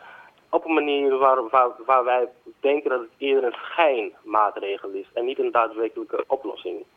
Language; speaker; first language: Dutch; native; Dutch